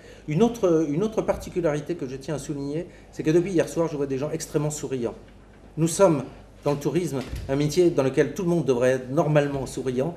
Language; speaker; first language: French; native; French